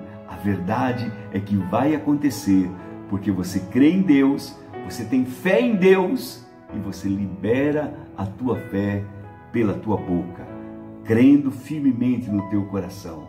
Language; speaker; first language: Portuguese; native; Portuguese